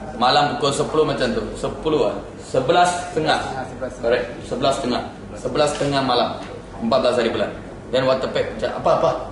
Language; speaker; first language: Malay; non-native, local second language; Tamil